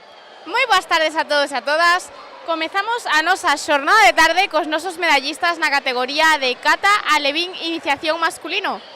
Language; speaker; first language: Galician; native; Galician